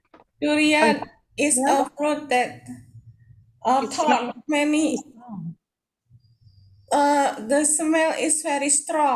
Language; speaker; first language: English; non-native, learner; Indonesian